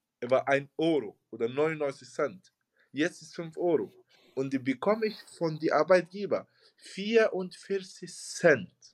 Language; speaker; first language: German; non-native, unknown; Arabic